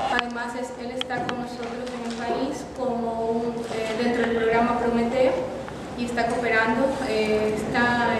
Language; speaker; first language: Spanish; non-native, fluent; Dutch